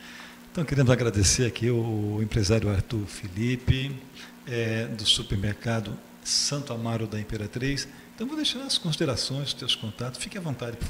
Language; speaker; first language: Portuguese; native; Portuguese